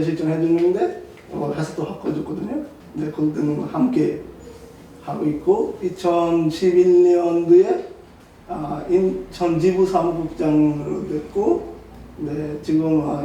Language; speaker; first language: Korean; non-native, learner; Bangla